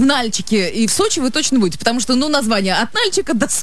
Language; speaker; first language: Russian; native; Russian